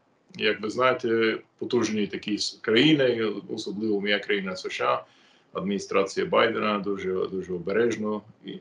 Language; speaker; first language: Ukrainian; non-native, fluent; English